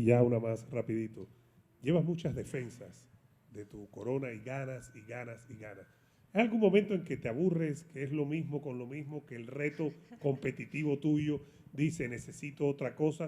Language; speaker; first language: Spanish; native; Spanish